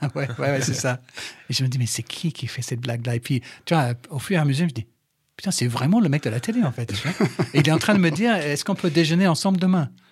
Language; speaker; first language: French; non-native, fluent; English